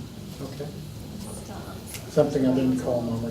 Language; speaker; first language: English; native; English